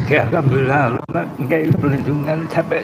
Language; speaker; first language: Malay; non-native, local second language; Javanese